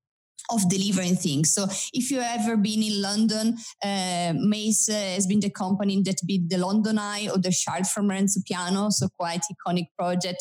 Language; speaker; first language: English; non-native, fluent; Italian